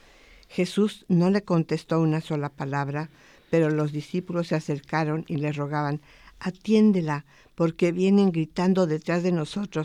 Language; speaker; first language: Spanish; native; Spanish